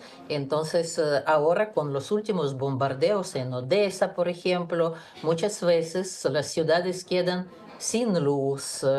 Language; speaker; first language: Spanish; non-native, fluent; Russian